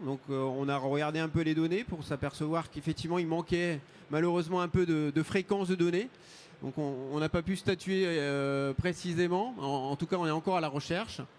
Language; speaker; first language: French; native; French